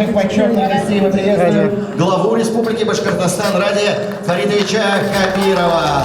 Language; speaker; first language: Russian; native; Russian